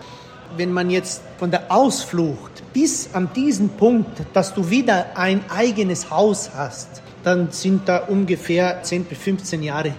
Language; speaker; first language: German; early bilingual, heritage; German